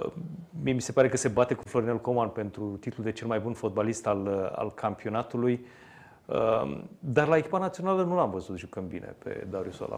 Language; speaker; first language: Romanian; native; Romanian